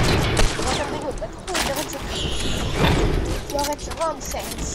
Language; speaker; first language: Swedish; early bilingual, other home language; Chinese